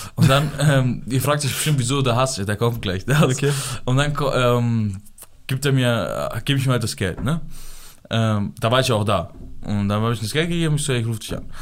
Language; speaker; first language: German; early bilingual, other home language; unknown